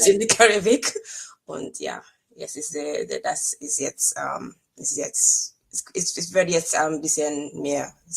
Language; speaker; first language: German; non-native, fluent; English